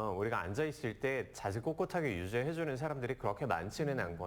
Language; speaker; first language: Korean; native; Korean